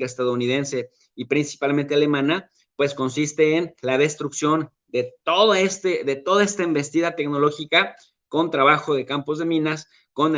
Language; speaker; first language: Spanish; native; Spanish